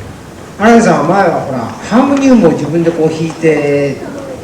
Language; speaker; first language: Japanese; native; Japanese